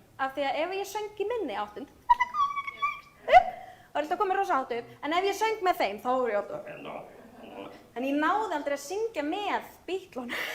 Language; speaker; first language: Icelandic; native; Icelandic